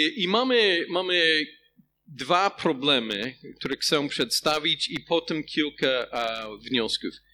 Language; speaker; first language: Polish; non-native, fluent; English